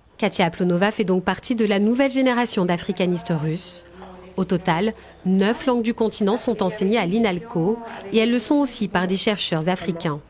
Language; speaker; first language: French; native; French